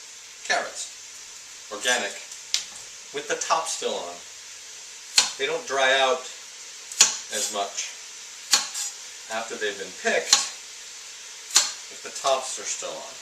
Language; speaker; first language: English; native; English